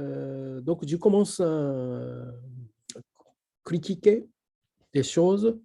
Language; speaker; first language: French; non-native, fluent; Japanese